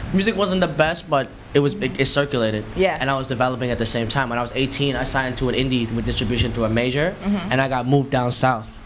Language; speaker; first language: English; native; English